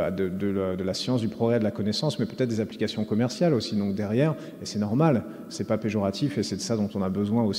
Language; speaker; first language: French; native; French